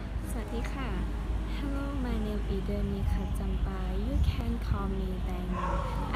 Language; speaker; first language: English; non-native, learner; Thai